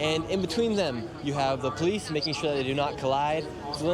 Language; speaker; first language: English; native; English